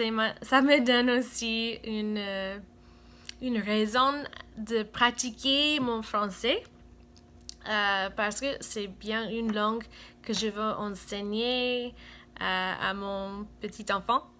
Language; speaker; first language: French; non-native, fluent; English